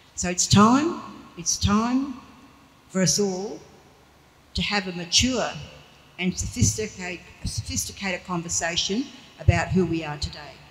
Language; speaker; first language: English; native; English